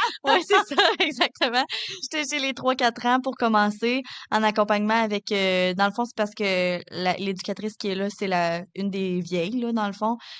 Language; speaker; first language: French; native; French